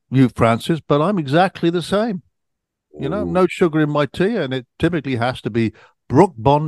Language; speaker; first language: English; native; English